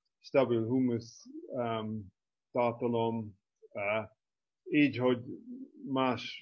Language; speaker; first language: Hungarian; non-native, fluent; English